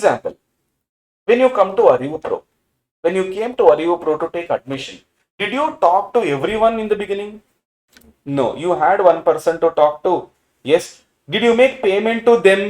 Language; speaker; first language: English; non-native, local second language; Tamil